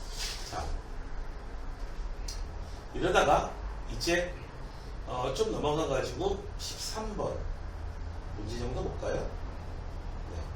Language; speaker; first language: Korean; native; Korean